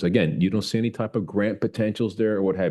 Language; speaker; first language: English; native; English